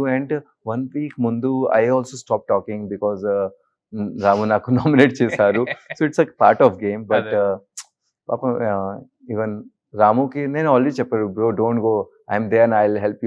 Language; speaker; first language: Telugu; non-native, learner; Hindi